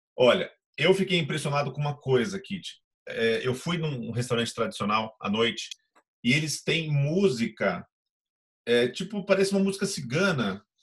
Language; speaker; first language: Portuguese; native; Portuguese